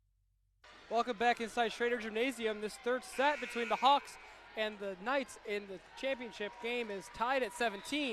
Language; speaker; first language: English; native; English